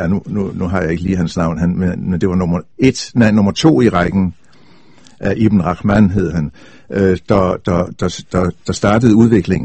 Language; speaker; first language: Danish; native; Danish